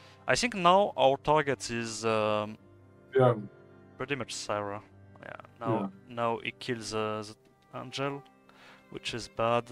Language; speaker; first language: English; non-native, fluent; French